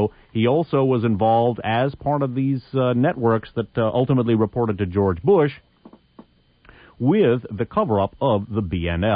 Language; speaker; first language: English; native; English